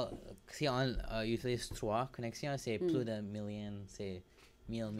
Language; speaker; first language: French; non-native, learner; English